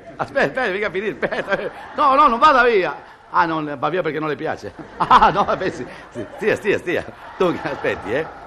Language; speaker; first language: Italian; native; Italian